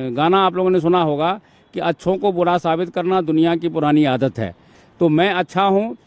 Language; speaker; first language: Hindi; native; Hindi